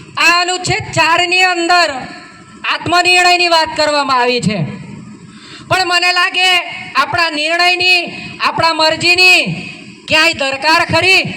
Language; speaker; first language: Gujarati; non-native, local second language; Bhili